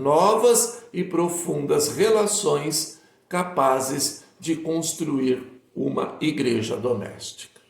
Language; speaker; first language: Portuguese; native; Portuguese